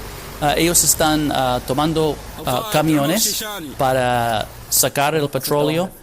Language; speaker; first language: Spanish; non-native, fluent; English